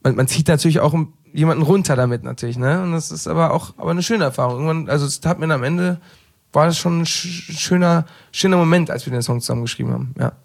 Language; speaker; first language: German; early bilingual, heritage; German